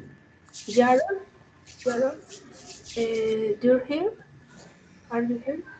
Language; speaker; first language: English; non-native, learner; Spanish